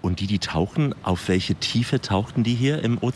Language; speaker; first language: German; native; German